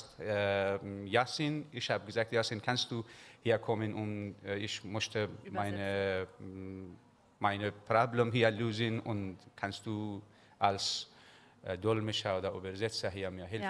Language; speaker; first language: German; non-native, learner; Persian